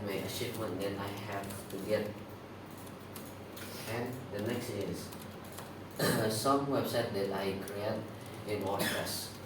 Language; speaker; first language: English; non-native, learner; Indonesian